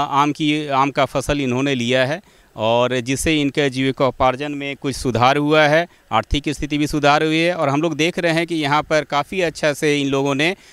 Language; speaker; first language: Hindi; native; Hindi